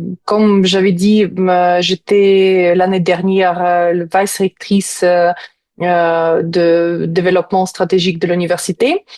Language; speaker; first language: French; non-native, fluent; Ukrainian